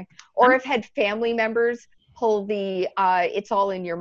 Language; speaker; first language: English; native; English